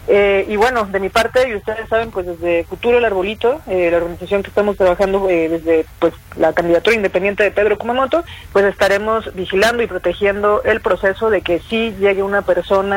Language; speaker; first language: Spanish; native; Spanish